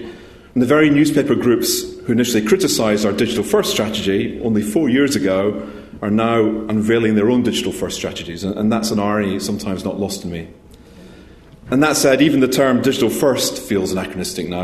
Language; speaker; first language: English; native; English